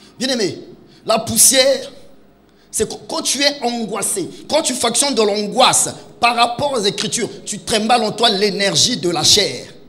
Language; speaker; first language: French; non-native, local second language; Lingala